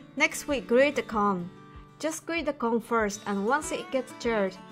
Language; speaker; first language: English; non-native, fluent; Japanese